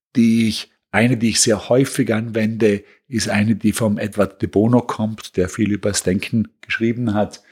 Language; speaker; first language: German; native; German